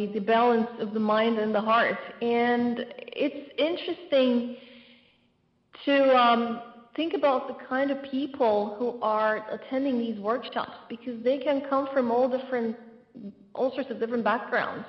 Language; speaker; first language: English; non-native, fluent; Turkish